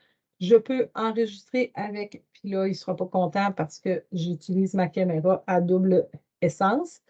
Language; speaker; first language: French; native; French